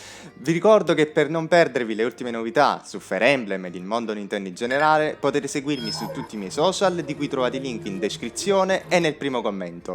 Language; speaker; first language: Italian; native; Italian